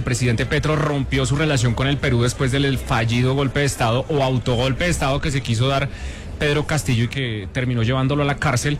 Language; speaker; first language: Spanish; native; Spanish